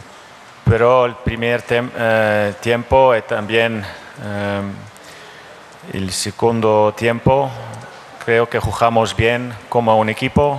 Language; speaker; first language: Spanish; non-native, learner; Dutch